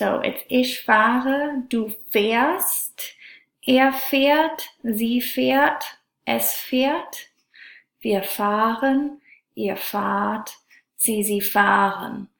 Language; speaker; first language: German; non-native, fluent; English